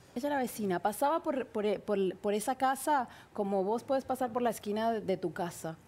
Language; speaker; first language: Spanish; native; Spanish